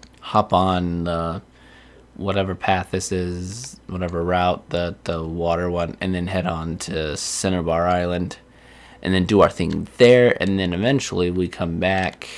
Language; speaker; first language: English; native; English